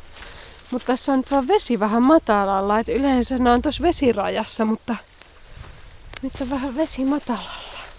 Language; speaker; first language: Finnish; native; Finnish